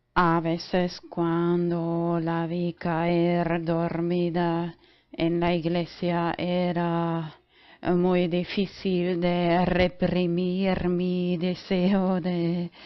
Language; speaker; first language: Spanish; non-native, fluent; German